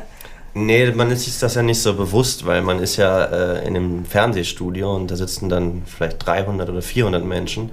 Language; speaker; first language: German; native; German